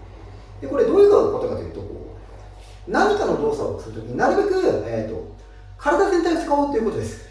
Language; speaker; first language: Japanese; native; Japanese